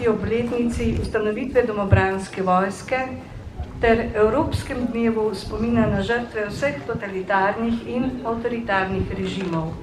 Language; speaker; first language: Slovenian; native; Slovenian